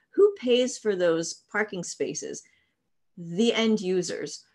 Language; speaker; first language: English; native; English